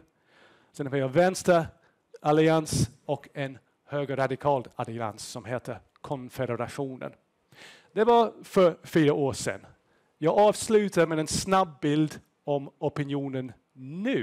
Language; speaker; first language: Swedish; non-native, fluent; English